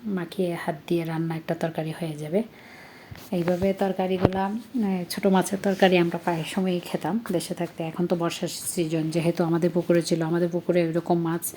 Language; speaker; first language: Bangla; native; Bangla